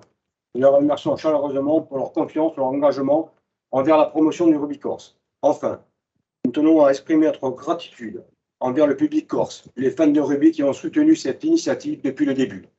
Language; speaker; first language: French; native; French